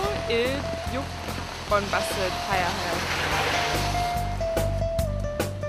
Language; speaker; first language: Korean; non-native, learner; German